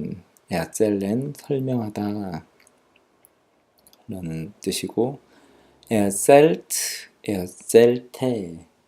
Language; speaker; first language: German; non-native, fluent; Korean